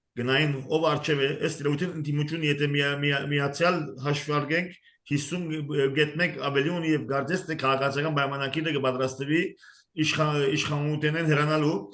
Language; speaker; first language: Armenian; early bilingual, heritage; Armenian